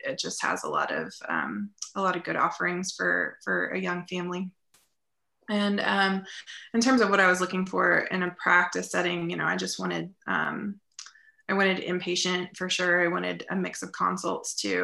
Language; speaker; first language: English; native; English